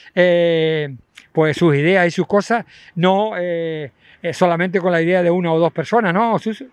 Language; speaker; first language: Spanish; native; Spanish